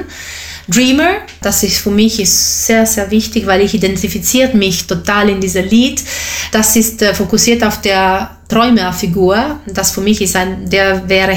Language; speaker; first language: German; non-native, fluent; Italian